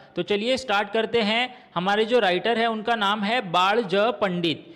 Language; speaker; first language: Hindi; non-native, local second language; Marathi